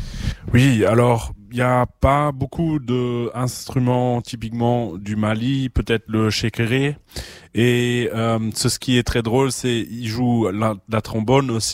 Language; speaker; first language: French; non-native, fluent; German